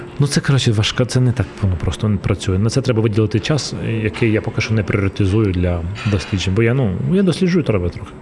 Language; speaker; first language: Ukrainian; non-native, local second language; Russian